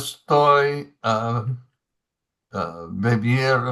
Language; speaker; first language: Spanish; non-native, learner; English